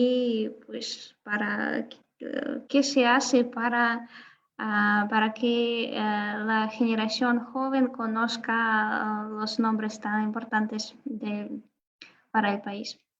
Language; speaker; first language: Spanish; non-native, fluent; Russian